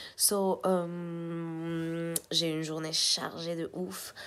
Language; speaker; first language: French; non-native, local second language; Rundi